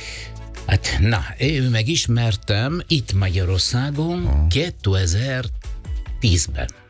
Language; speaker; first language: Hungarian; non-native, learner; Italian